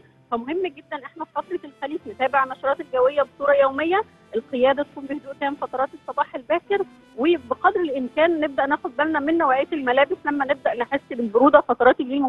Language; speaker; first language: Arabic; native; Arabic